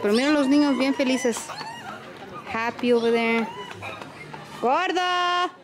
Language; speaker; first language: Spanish; early bilingual, heritage; Spanish